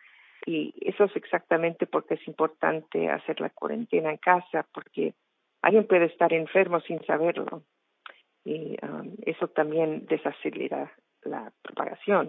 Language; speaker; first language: Spanish; non-native, fluent; English